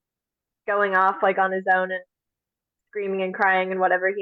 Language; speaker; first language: English; native; English